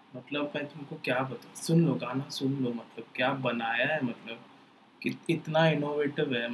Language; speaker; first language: Hindi; native; Hindi